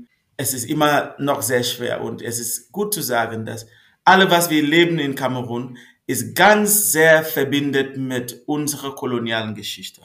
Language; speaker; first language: German; non-native, fluent; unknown